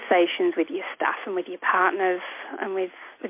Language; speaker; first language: English; native; English